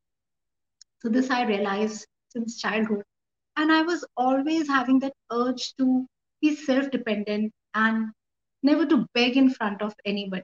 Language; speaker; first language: English; non-native, local second language; Hindi